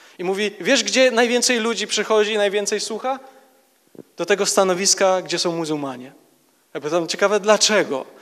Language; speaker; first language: Polish; native; Polish